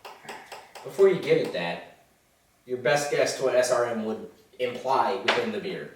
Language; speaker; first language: English; native; English